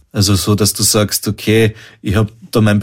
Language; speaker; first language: German; native; German